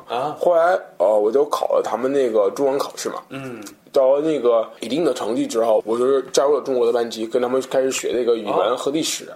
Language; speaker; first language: Chinese; non-native, fluent; English